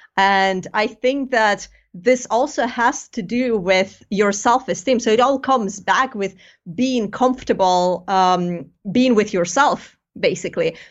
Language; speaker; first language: English; non-native, fluent; Greek